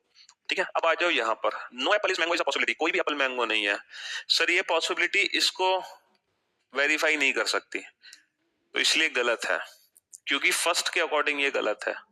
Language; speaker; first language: Hindi; native; Hindi